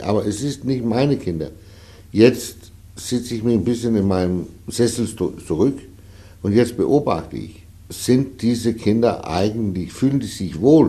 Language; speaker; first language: German; non-native, fluent; Danish